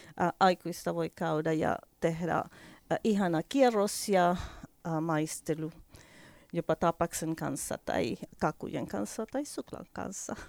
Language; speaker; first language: Finnish; non-native, learner; Spanish